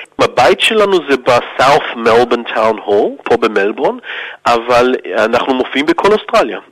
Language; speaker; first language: Hebrew; early bilingual, heritage; Hebrew